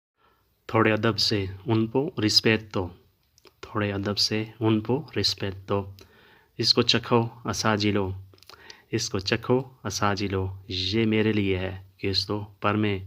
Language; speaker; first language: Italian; non-native, learner; Urdu